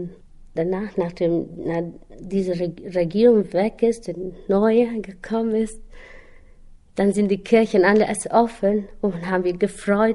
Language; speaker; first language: German; non-native, learner; Albanian